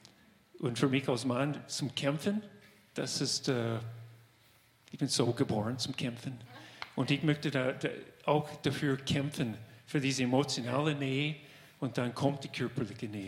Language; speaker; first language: German; non-native, fluent; English